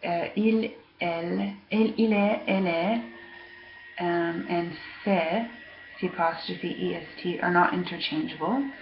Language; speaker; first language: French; non-native, fluent; English